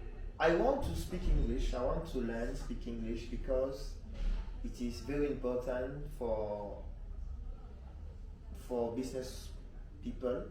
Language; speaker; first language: English; non-native, learner; French